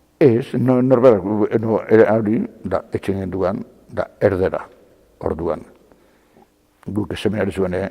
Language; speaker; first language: Basque; native; Basque